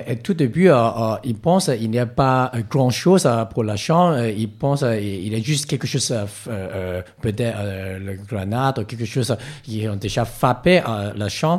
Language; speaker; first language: French; non-native, learner; Cantonese